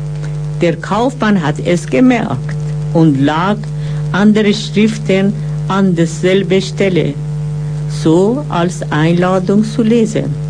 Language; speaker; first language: German; non-native, fluent; Persian